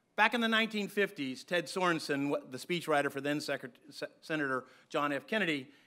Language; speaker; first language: English; native; English